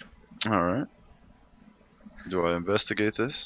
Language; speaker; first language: English; native; English